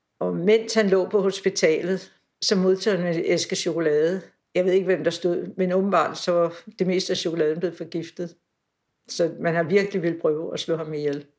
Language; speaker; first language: Danish; native; Danish